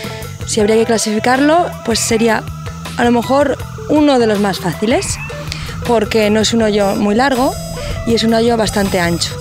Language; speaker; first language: Spanish; native; Spanish